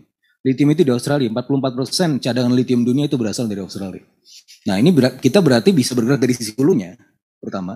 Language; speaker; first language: Indonesian; native; Indonesian